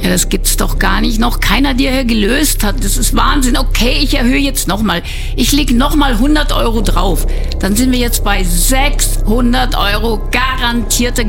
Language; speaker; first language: German; native; German